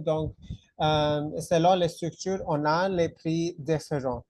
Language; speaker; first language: French; non-native, fluent; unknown